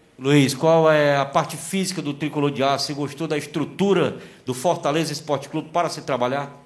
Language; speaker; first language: Portuguese; native; Portuguese